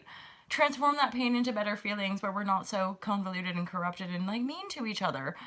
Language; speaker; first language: English; native; English